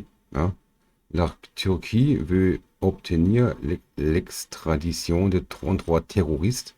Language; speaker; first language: French; non-native, learner; German